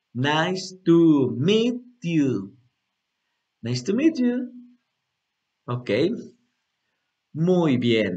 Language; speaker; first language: English; non-native, learner; Spanish